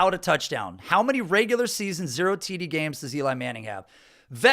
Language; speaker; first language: English; native; English